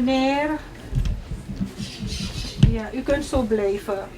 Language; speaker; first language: Dutch; non-native, local second language; Caribbean Hindustani